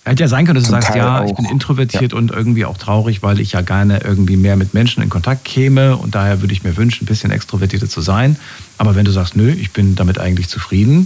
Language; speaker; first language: German; native; German